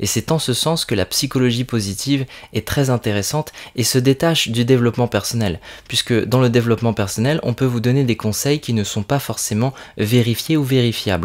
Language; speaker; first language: French; native; French